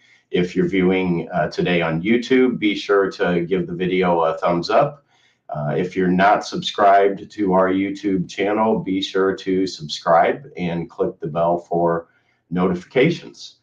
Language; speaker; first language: English; native; English